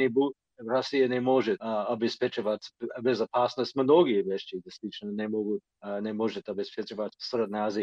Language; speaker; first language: Russian; non-native, fluent; English